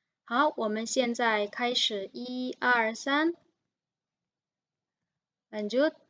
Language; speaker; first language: Chinese; non-native, fluent; Indonesian